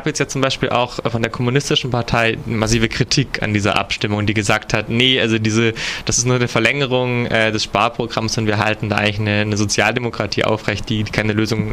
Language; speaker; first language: German; native; German